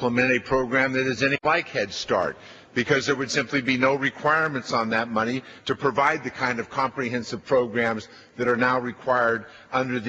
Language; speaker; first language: English; native; English